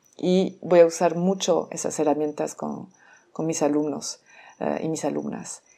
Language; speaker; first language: Spanish; non-native, fluent; French